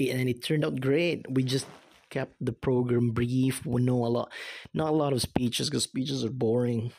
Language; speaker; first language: English; non-native, local second language; Cebuano